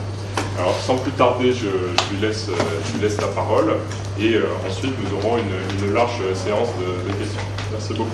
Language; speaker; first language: French; native; French